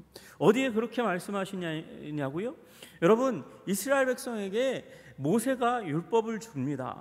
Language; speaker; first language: Korean; native; Korean